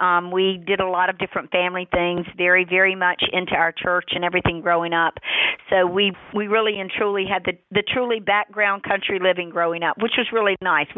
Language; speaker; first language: English; native; English